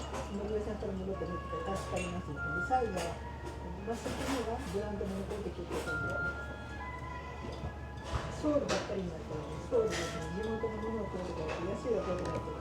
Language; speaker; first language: Japanese; native; Japanese